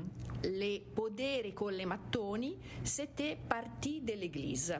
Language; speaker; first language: French; non-native, fluent; Italian